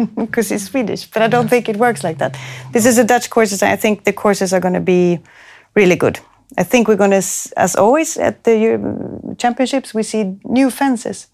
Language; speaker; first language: English; non-native, fluent; Swedish